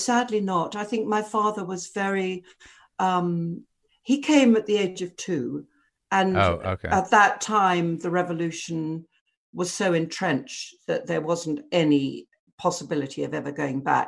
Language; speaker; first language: English; native; English